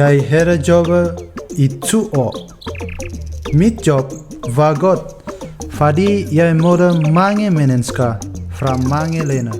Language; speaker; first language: Danish; non-native, learner; Indonesian